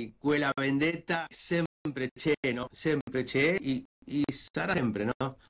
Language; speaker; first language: Italian; non-native, fluent; Spanish